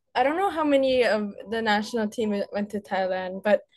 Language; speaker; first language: English; native; English